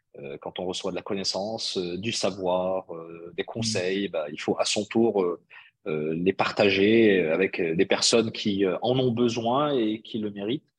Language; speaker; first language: French; early bilingual, other home language; Arabic